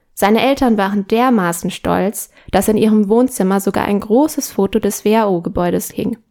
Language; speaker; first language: German; non-native, fluent; Spanish